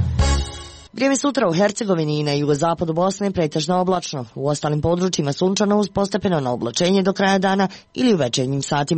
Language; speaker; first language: Croatian; native; Croatian